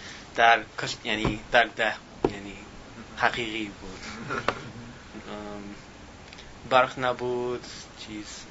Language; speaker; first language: Persian; non-native, learner; English